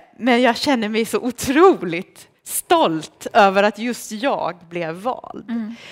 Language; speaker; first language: Swedish; early bilingual, other home language; Romanian